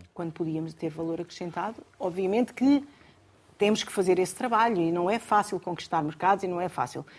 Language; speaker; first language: Portuguese; native; Portuguese